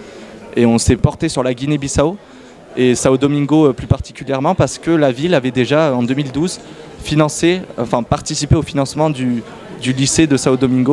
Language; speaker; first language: French; native; French